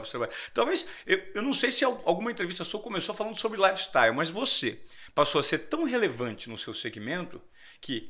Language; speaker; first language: Portuguese; native; Portuguese